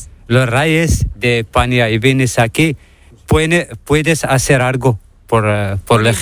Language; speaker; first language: Spanish; non-native, learner; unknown